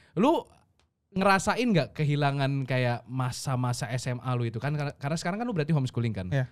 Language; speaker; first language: Indonesian; native; Indonesian